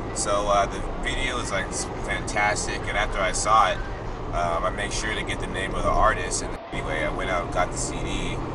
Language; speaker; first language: English; native; English